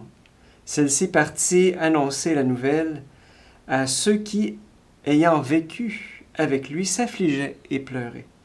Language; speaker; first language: French; native; French